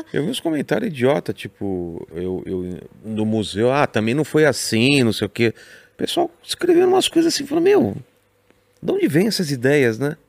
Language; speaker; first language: Portuguese; native; Portuguese